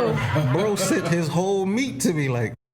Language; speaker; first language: English; native; English